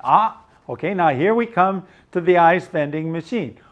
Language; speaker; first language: English; native; English